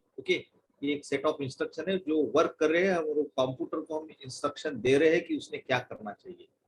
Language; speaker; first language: Hindi; non-native, local second language; Marathi